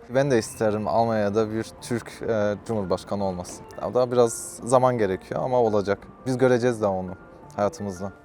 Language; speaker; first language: Turkish; early bilingual, heritage; Turkish